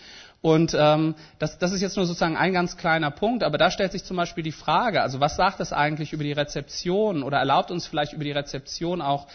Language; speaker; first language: German; native; German